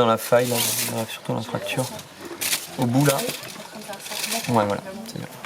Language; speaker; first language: French; native; French